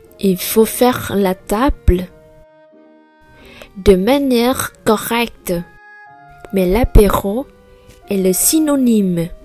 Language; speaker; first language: French; non-native, fluent; Vietnamese